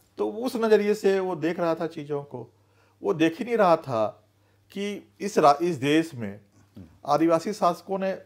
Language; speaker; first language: Hindi; native; Hindi